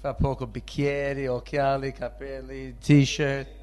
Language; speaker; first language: Italian; early bilingual, heritage; Italian